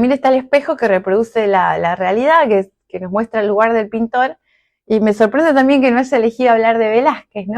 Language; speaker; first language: Spanish; native; Spanish